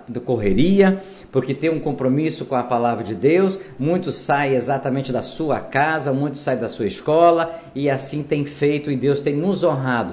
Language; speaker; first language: Portuguese; native; Portuguese